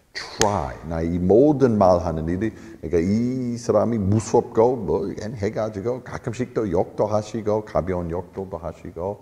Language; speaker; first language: Korean; non-native, fluent; English